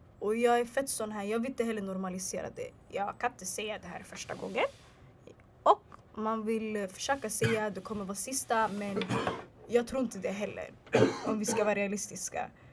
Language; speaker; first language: Swedish; early bilingual, other home language; Arabic